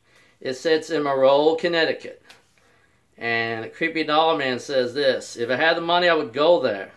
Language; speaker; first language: English; native; English